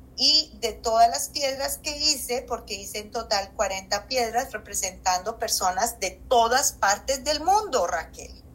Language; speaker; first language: Spanish; native; Spanish